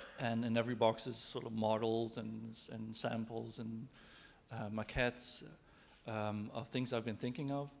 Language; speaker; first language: English; non-native, fluent; Dutch